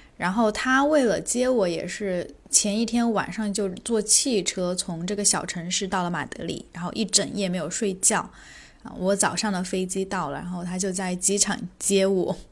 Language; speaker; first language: Chinese; native; Chinese